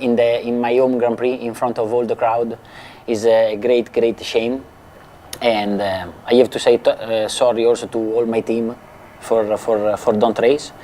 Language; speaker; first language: English; non-native, fluent; Italian